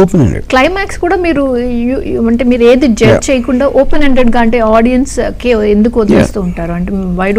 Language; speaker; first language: Telugu; native; Telugu